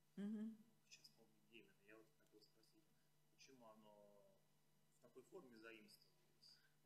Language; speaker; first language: Russian; native; Russian